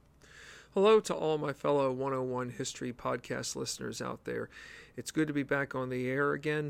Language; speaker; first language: English; native; English